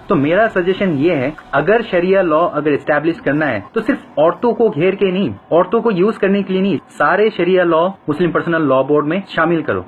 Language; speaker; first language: Hindi; non-native, fluent; Bangla